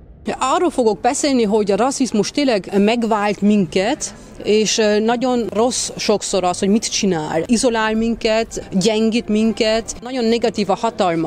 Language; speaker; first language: Hungarian; early bilingual, heritage; Hungarian